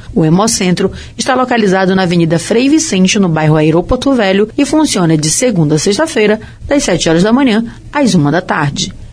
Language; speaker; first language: Portuguese; native; Portuguese